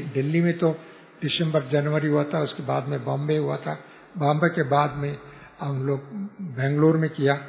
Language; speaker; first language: Hindi; non-native, local second language; Kannada